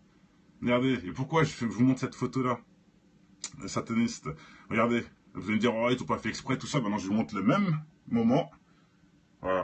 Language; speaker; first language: French; native; French